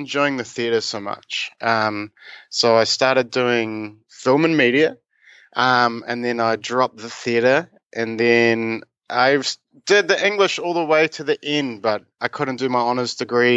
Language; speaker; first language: English; native; English